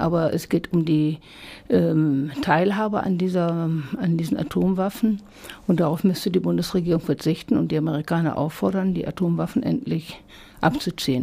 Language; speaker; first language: German; native; German